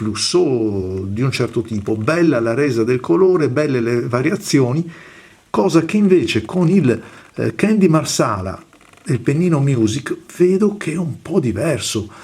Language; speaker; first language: Italian; native; Italian